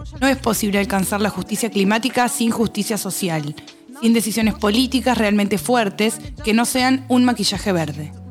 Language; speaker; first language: Spanish; non-native, fluent; Arabic